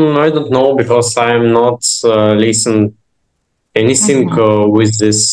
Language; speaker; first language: English; non-native, learner; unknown